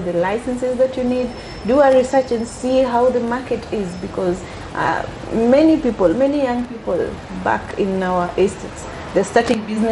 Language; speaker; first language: English; non-native, local second language; Luyia